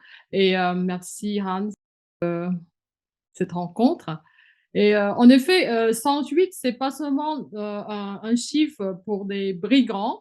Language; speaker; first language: French; non-native, fluent; Chinese